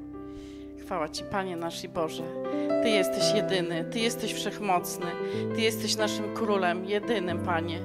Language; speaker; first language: Polish; native; Polish